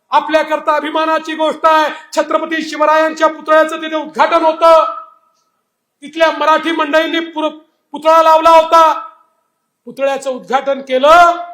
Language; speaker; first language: Marathi; native; Marathi